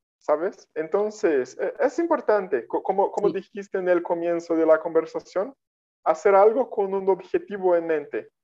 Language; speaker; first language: Spanish; non-native, fluent; Portuguese